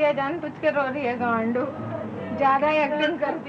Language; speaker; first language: Hindi; non-native, local second language; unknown